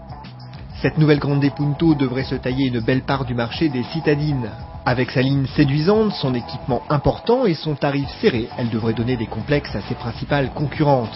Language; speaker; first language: French; native; French